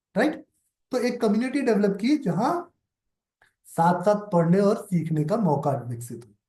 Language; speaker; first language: Hindi; native; Hindi